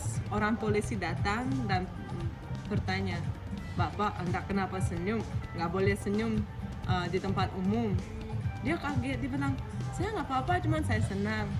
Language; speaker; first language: Indonesian; non-native, fluent; Russian